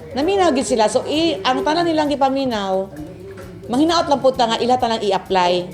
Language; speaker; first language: Cebuano; native; Cebuano